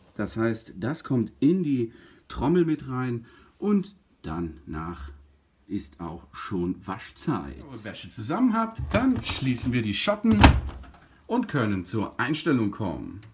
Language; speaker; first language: German; native; German